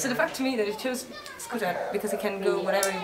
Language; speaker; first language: English; non-native, fluent; Italian